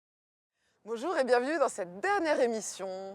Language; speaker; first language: French; native; French